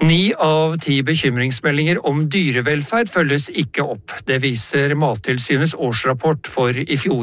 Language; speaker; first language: Norwegian; native; Norwegian